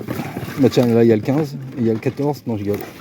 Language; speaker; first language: French; native; French